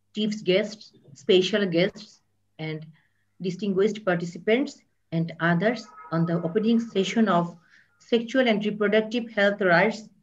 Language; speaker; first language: English; non-native, local second language; Bangla